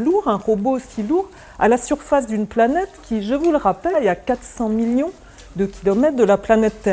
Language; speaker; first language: French; native; French